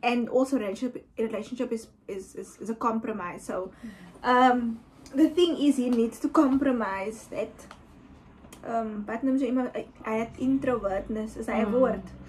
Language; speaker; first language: English; non-native, local second language; Afrikaans